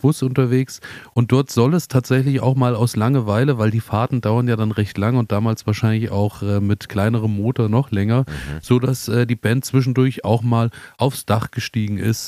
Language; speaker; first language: German; native; German